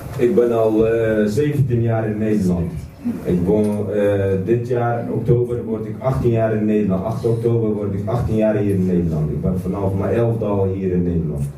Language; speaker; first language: Dutch; non-native, fluent; Kurdish